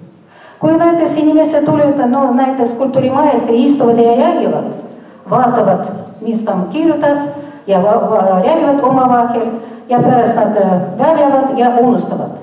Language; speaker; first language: Estonian; non-native, local second language; Russian